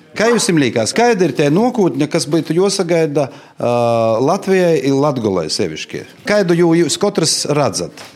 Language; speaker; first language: Latvian; native; Latvian